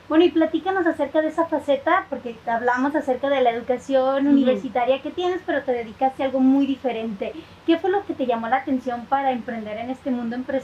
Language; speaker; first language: Spanish; native; Spanish